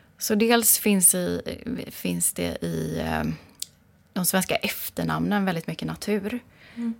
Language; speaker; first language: Swedish; native; Swedish